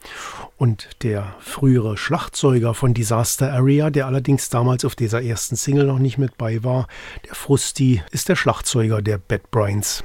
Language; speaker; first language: German; native; German